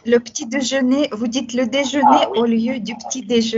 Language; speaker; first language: French; non-native, fluent; Russian